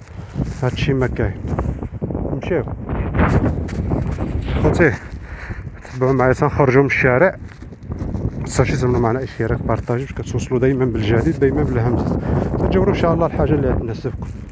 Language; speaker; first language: Arabic; native; Arabic